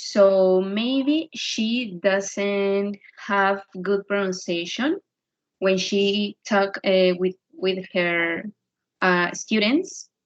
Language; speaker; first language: English; non-native, learner; Spanish